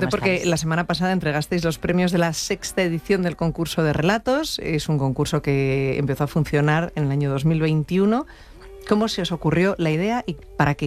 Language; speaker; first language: Spanish; native; Spanish